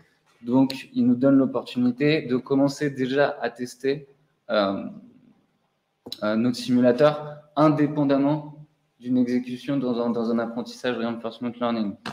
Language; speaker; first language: French; native; French